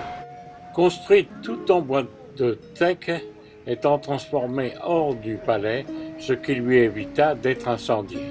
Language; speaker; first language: French; native; French